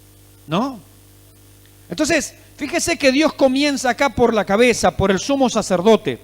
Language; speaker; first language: Spanish; native; Spanish